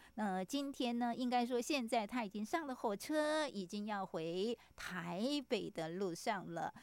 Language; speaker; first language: Chinese; native; Chinese